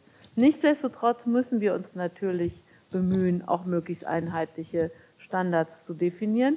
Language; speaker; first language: German; native; German